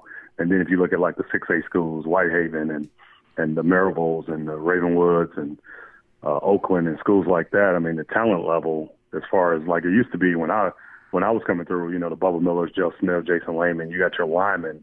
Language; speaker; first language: English; native; English